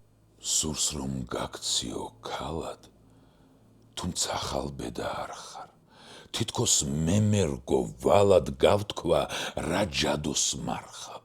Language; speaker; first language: Georgian; native; Georgian